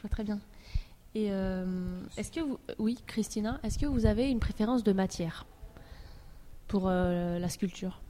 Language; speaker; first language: French; native; French